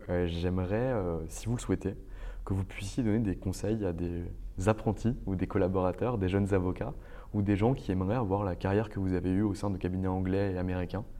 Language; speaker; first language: French; native; French